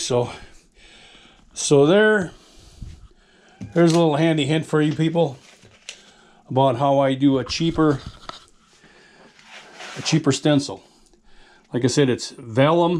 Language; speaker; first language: English; native; English